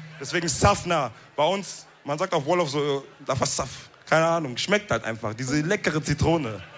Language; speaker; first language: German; early bilingual, other home language; Wolof